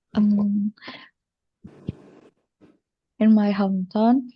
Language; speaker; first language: English; non-native, learner; Indonesian